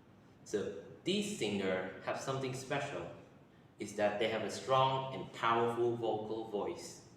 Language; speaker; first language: English; non-native, learner; Vietnamese